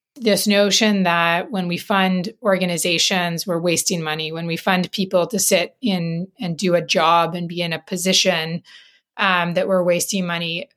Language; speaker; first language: English; native; English